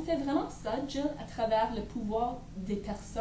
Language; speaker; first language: French; native; French